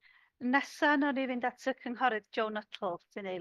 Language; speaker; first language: Welsh; native; Welsh